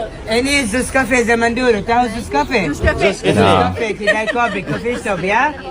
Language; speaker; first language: Indonesian; non-native, learner; Arabic